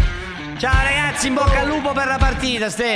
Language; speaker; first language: Italian; native; Italian